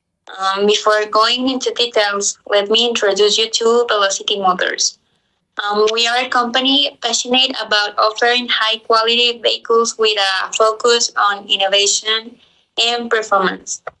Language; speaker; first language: English; non-native, learner; Spanish